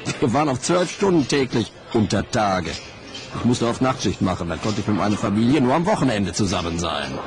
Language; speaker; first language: German; non-native, fluent; Chinese